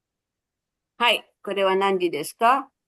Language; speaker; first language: Japanese; non-native, fluent; Filipino